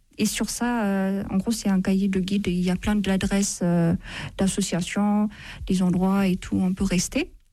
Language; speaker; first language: French; non-native, fluent; Amharic